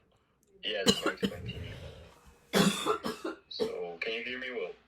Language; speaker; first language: English; non-native, fluent; Spanish